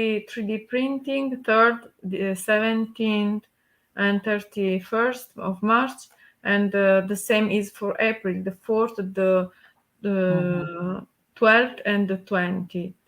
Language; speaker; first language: English; non-native, learner; Italian